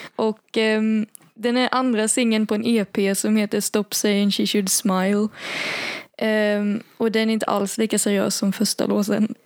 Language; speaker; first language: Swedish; native; Swedish